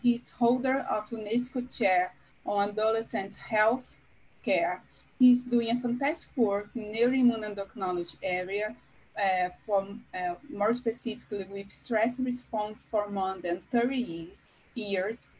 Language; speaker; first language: English; non-native, fluent; Portuguese